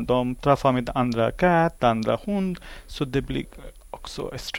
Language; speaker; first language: Swedish; non-native, learner; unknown